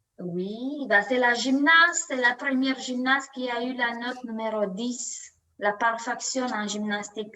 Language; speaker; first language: French; non-native, learner; Romanian